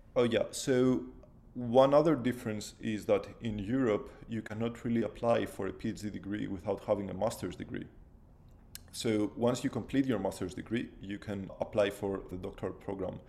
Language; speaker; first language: English; non-native, fluent; Greek